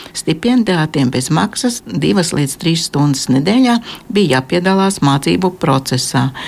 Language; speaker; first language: Latvian; native; Latvian